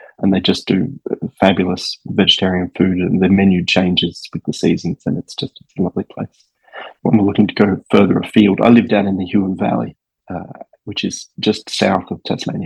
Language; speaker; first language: English; native; English